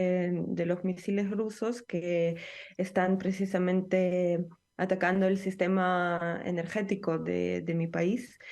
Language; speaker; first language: Spanish; non-native, fluent; Ukrainian